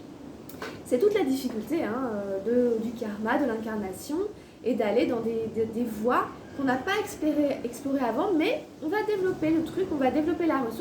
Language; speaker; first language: French; native; French